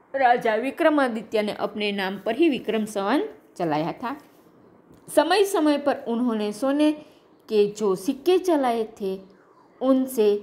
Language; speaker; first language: Hindi; non-native, local second language; Gujarati